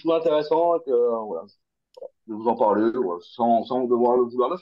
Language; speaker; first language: French; native; French